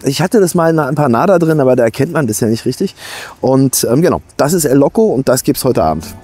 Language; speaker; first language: German; native; German